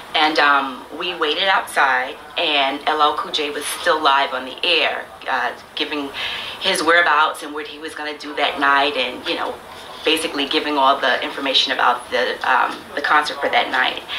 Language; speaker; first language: English; native; English